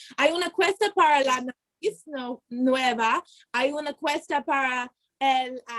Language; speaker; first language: Spanish; non-native, learner; English